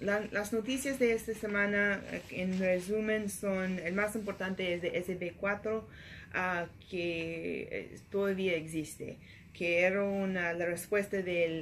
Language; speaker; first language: Spanish; non-native, learner; English